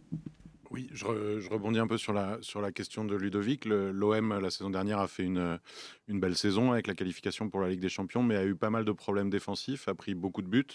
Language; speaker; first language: French; native; French